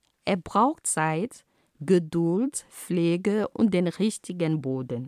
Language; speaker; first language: German; non-native, fluent; Ghomala